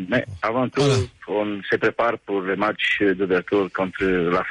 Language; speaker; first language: French; non-native, fluent; Romanian